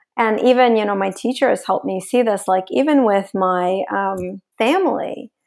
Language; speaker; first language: English; early bilingual, other home language; Russian